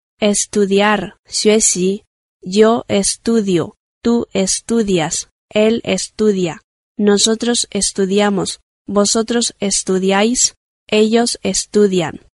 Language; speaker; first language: Spanish; non-native, fluent; Chinese